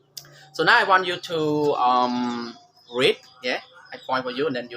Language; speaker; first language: English; non-native, learner; Khmer